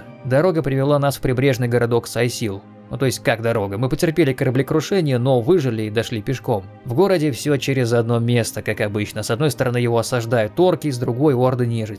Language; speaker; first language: Russian; native; Russian